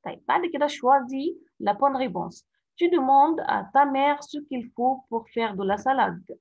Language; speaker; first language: French; non-native, fluent; Arabic